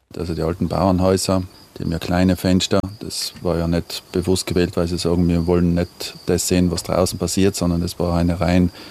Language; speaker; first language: German; non-native, local second language; Ladin